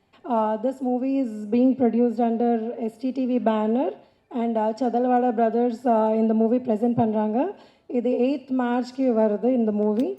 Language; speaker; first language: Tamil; non-native, learner; Telugu